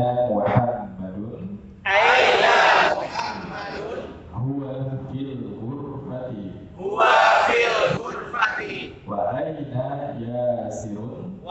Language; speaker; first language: Arabic; non-native, fluent; Indonesian